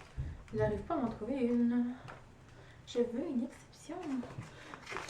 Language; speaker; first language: French; native; French